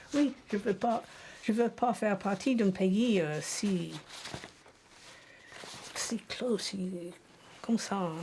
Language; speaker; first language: French; non-native, fluent; English